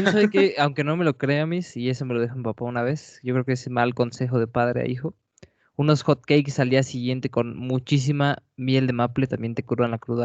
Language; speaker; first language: Spanish; native; Spanish